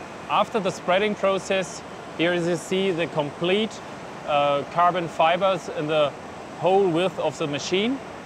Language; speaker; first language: English; non-native, fluent; German